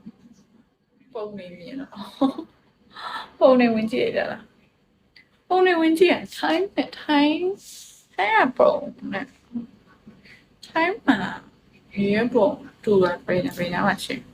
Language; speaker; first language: Burmese; native; Burmese